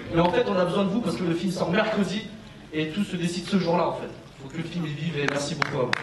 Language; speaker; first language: French; native; French